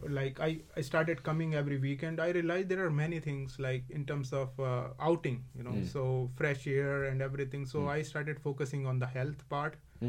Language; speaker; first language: English; non-native, local second language; Hindi